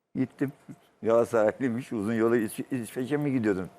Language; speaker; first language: Turkish; native; Turkish